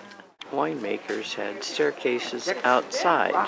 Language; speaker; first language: English; native; English